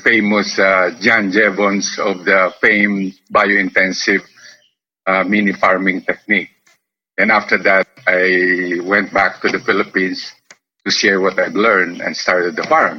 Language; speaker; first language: English; non-native, local second language; Filipino